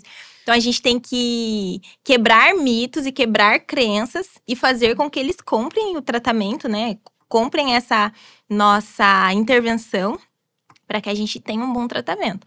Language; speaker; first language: Portuguese; native; Portuguese